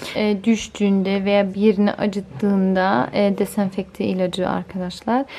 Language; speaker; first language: Turkish; early bilingual, heritage; Turkish